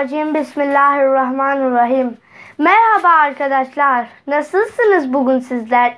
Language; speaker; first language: Turkish; non-native, learner; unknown